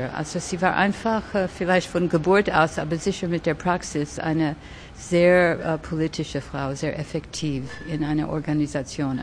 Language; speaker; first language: German; early bilingual, other home language; French